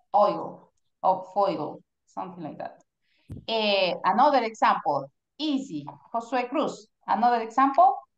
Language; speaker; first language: English; non-native, fluent; Spanish